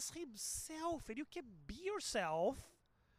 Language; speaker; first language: English; non-native, fluent; Portuguese